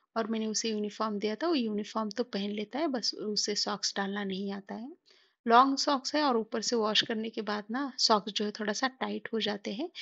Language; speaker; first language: Hindi; non-native, local second language; Marathi